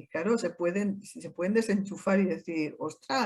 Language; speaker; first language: Spanish; native; Spanish